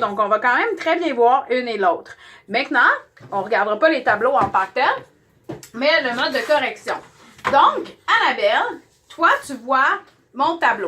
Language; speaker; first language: French; native; French